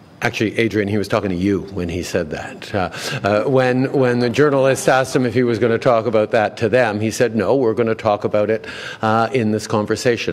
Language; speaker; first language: English; early bilingual, other home language; French